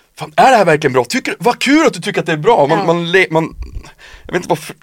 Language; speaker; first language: Swedish; native; Swedish